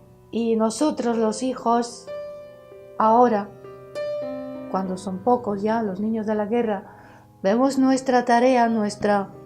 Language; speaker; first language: Spanish; early bilingual, heritage; Spanish